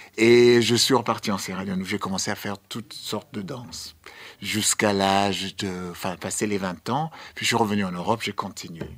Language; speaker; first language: French; non-native, fluent; English